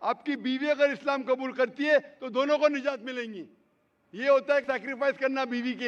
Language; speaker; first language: Hindi; native; Hindi